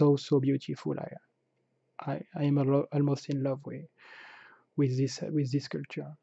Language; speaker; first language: English; non-native, fluent; French